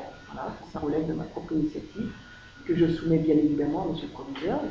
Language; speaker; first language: French; native; French